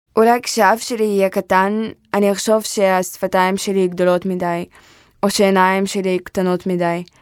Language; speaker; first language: Hebrew; early bilingual, other home language; Russian